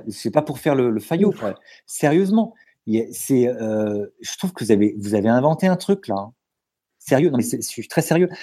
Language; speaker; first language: French; native; French